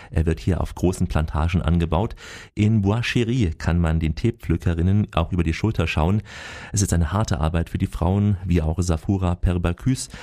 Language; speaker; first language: German; native; German